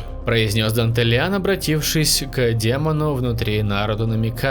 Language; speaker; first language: Russian; native; Russian